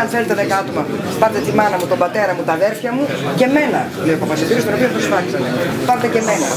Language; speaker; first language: Greek; native; Greek